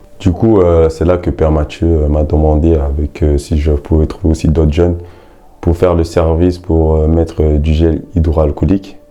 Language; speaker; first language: French; early bilingual, other home language; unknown